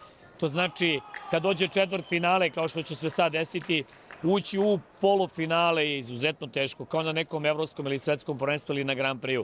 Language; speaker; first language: Serbian; native; Serbian